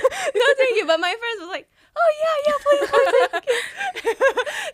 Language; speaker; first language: English; non-native, fluent; Indonesian